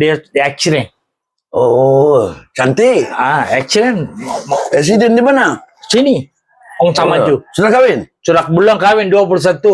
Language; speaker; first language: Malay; non-native, local second language; Tamil